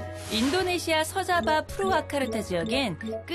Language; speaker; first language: Korean; native; Korean